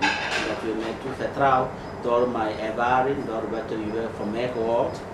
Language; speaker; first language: Dutch; non-native, learner; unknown